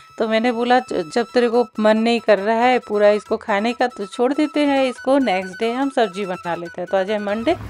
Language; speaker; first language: Hindi; non-native, local second language; Bangla